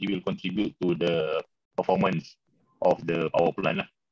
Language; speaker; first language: English; non-native, local second language; Malay